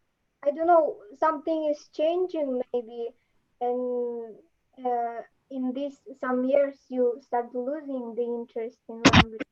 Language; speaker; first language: English; non-native, learner; Russian